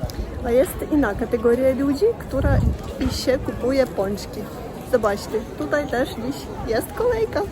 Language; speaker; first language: Polish; non-native, learner; Russian